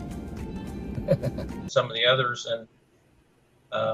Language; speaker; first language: English; native; English